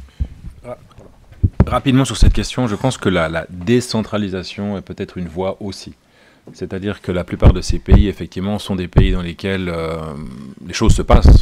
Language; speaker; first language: French; native; French